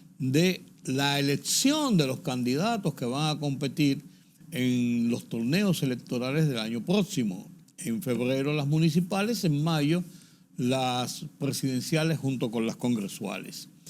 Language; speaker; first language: Spanish; native; Spanish